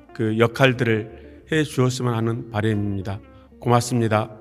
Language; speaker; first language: Korean; native; Korean